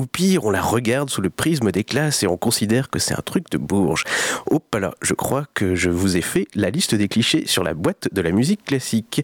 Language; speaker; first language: French; native; French